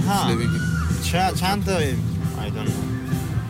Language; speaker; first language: English; non-native, learner; Persian